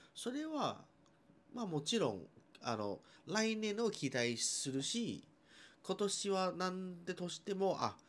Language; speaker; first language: Japanese; non-native, fluent; Chinese